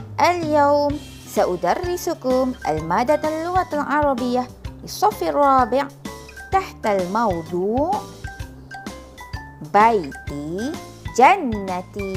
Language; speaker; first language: Arabic; non-native, fluent; Malay